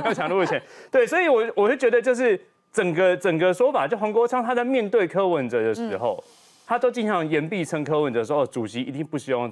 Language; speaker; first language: Chinese; native; Chinese